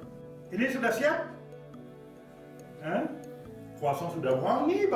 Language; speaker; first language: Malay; non-native, fluent; French